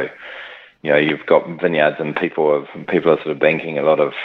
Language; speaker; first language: English; native; English